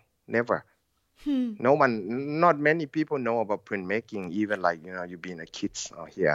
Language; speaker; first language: English; non-native, learner; Thai